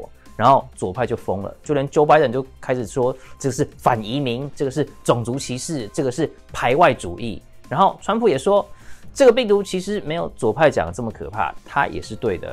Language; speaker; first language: Chinese; native; Chinese